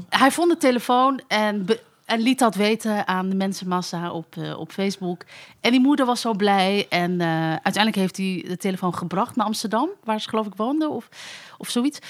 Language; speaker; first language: Dutch; early bilingual, other home language; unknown